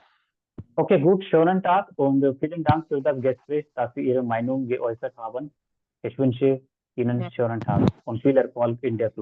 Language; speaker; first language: German; non-native, fluent; Hindi